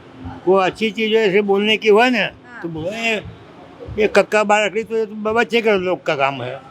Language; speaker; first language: Hindi; non-native, local second language; Gujarati